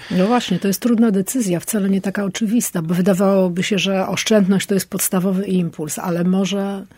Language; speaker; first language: Polish; native; Polish